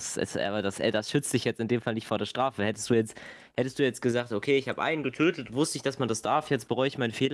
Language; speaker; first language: German; native; German